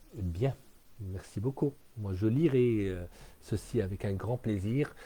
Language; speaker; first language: French; non-native, local second language; Arabic